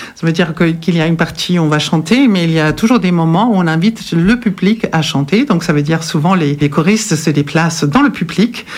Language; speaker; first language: French; non-native, fluent; German